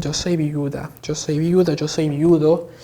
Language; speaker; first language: Spanish; non-native, fluent; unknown